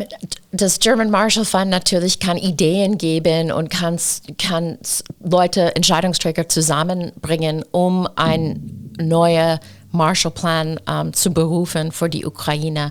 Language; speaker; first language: German; non-native, fluent; English